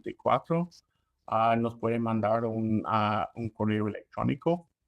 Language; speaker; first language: Spanish; non-native, fluent; English